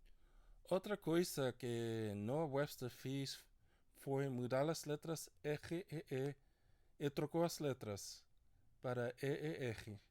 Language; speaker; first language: Portuguese; non-native, learner; English